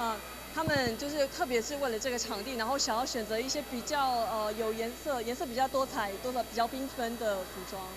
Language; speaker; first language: Chinese; native; Chinese